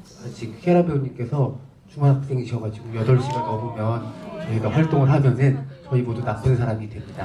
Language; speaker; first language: Korean; native; Korean